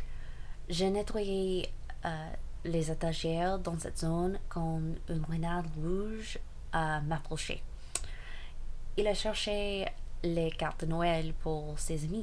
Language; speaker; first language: French; non-native, learner; English